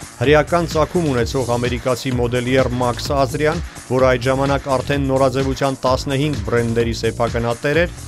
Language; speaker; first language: Armenian; native; Armenian